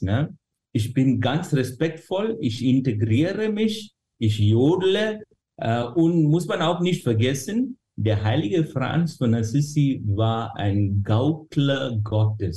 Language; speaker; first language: German; non-native, fluent; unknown